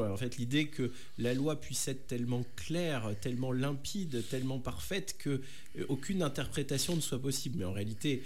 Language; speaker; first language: French; native; French